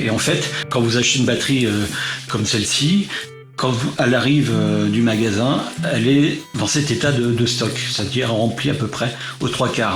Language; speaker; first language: French; native; French